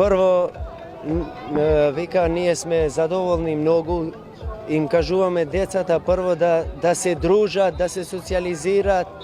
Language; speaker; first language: Macedonian; non-native, local second language; Albanian